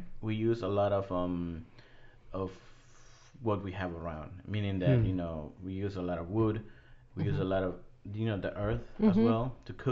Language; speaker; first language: English; non-native, fluent; Spanish